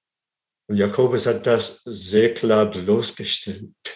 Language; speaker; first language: German; non-native, fluent; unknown